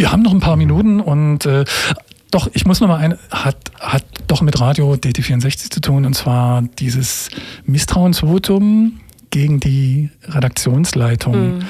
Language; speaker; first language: German; native; German